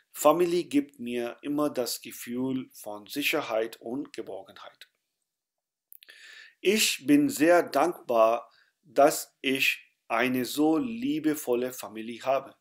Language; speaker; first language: German; non-native, fluent; Urdu